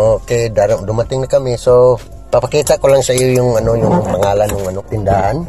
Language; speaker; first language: Filipino; non-native, local second language; Cebuano